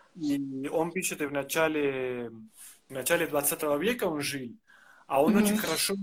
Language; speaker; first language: Russian; non-native, fluent; Spanish